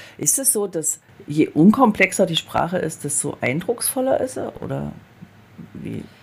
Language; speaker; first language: German; native; German